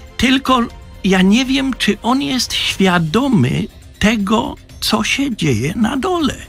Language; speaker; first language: Polish; native; Polish